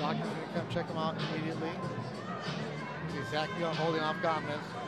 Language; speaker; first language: English; early bilingual, other home language; Spanish